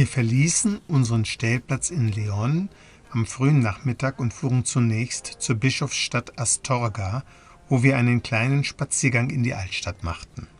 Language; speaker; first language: German; native; German